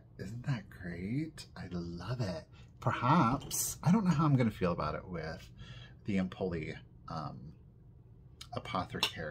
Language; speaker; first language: English; native; English